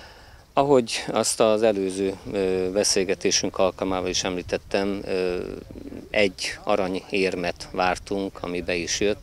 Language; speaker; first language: Hungarian; native; Hungarian